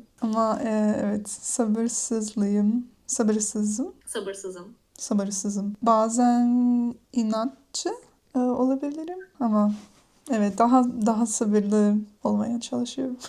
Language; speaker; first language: Turkish; non-native, learner; English